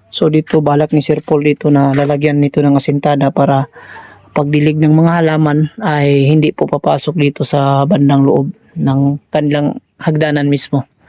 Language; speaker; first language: Filipino; non-native, local second language; Cebuano